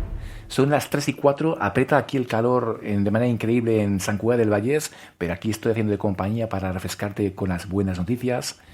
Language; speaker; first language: Spanish; native; Spanish